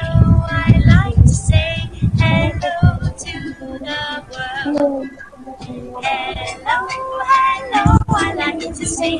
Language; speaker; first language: English; non-native, learner; Vietnamese